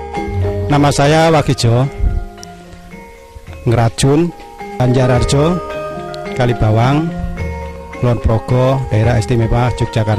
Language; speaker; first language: Indonesian; non-native, local second language; Javanese